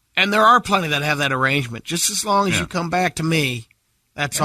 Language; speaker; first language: English; native; English